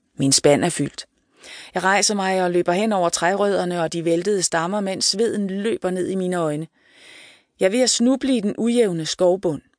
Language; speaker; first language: Danish; native; Danish